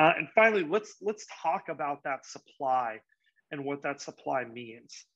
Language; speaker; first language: English; native; English